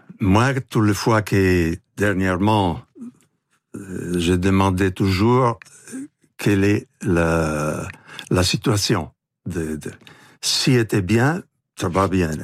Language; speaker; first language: French; non-native, fluent; Italian